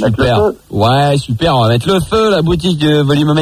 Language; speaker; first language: French; native; French